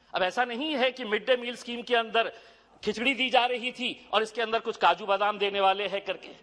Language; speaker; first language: Hindi; non-native, local second language; Urdu